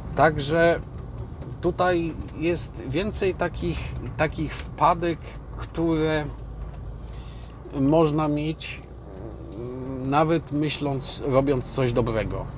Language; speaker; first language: Polish; native; Polish